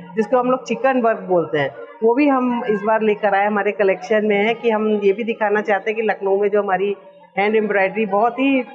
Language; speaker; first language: Hindi; native; Hindi